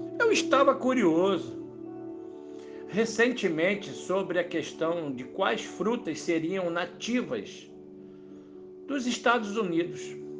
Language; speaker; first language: Portuguese; native; Portuguese